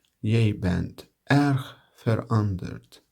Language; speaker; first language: Dutch; non-native, learner; Turkish